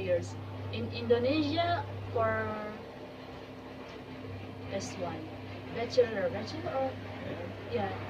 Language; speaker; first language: English; non-native, learner; Indonesian